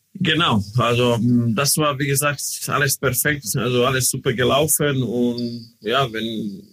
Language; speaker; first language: German; non-native, learner; Croatian